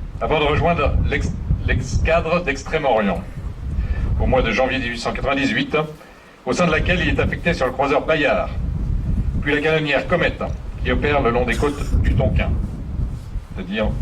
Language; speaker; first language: French; native; French